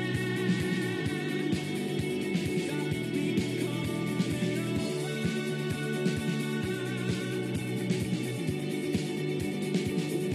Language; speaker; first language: English; native; English